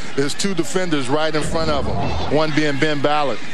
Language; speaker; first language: English; native; English